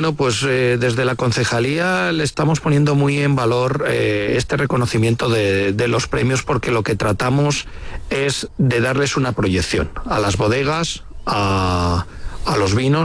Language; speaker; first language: Spanish; native; Spanish